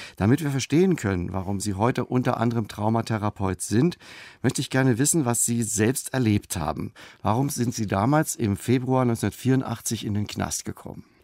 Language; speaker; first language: German; native; German